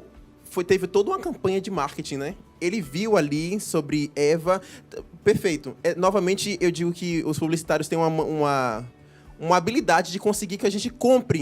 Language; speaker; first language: Portuguese; native; Portuguese